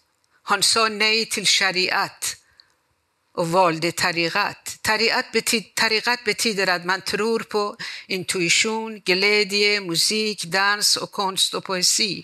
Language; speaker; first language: Swedish; non-native, fluent; Persian